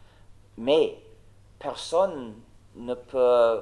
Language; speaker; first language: French; non-native, fluent; English